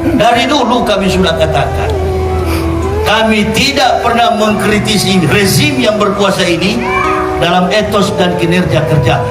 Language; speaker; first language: Indonesian; native; Indonesian